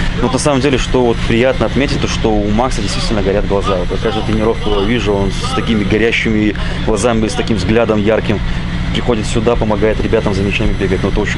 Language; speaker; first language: Russian; native; Russian